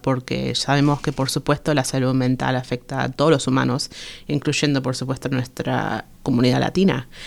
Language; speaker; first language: Spanish; early bilingual, heritage; Spanish